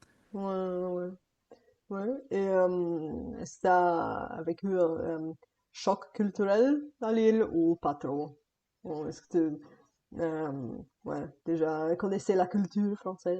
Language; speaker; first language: French; non-native, fluent; Bulgarian